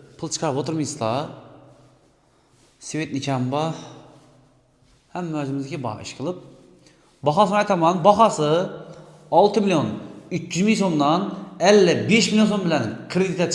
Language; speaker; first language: Uzbek; native; Uzbek